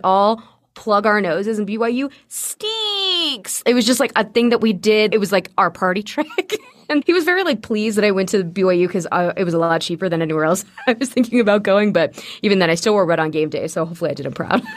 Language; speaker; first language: English; native; English